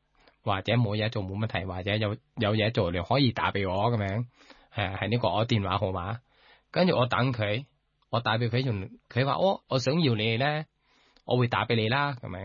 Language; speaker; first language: Cantonese; non-native, learner; Thai